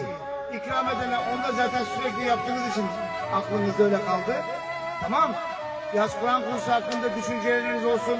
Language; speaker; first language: Turkish; native; Turkish